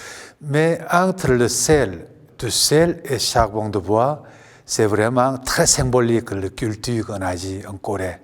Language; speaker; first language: French; non-native, learner; Korean